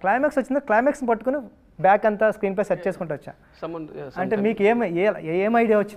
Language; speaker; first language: Telugu; native; Telugu